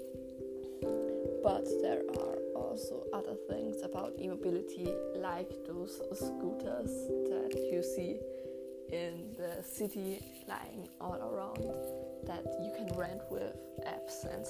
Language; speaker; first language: English; non-native, fluent; German